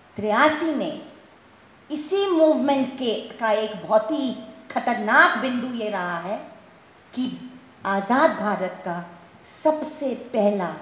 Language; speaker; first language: Hindi; non-native, local second language; Gujarati